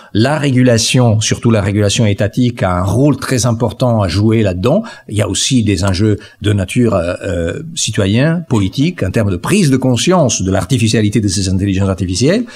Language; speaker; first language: French; non-native, fluent; Italian